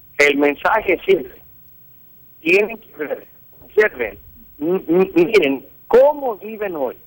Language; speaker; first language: Spanish; non-native, fluent; Greek